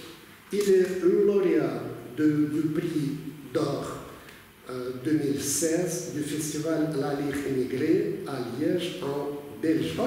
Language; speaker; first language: French; non-native, fluent; Russian